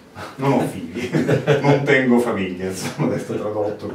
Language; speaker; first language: Italian; native; Italian